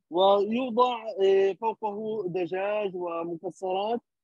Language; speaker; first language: Arabic; native; Arabic